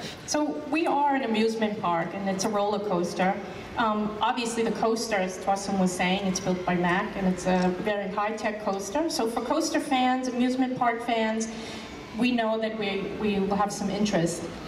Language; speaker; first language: English; native; English